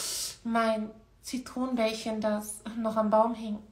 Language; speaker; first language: German; native; German